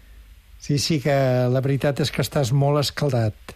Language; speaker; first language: Catalan; native; Catalan